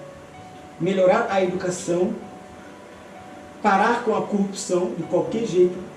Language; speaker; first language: Portuguese; non-native, fluent; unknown